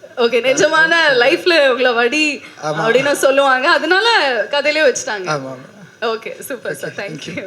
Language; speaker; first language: Tamil; native; Tamil